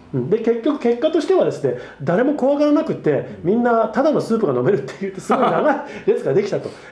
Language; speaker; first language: Japanese; non-native, fluent; English